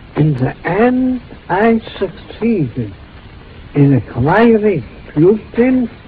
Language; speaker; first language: English; non-native, fluent; German